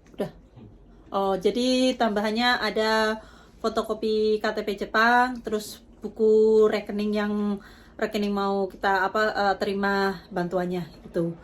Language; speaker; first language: Indonesian; native; Indonesian